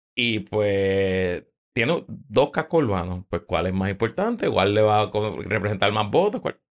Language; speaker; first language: Spanish; native; Spanish